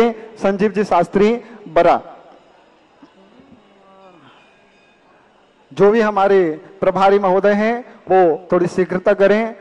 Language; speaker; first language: Hindi; native; Hindi